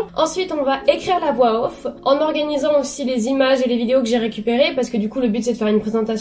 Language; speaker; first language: French; native; French